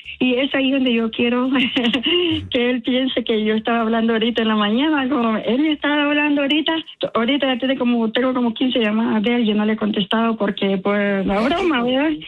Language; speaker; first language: Spanish; native; Spanish